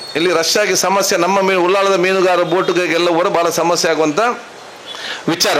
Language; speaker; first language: Kannada; non-native, local second language; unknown